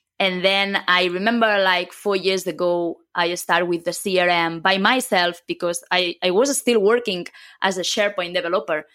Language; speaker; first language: English; non-native, fluent; Catalan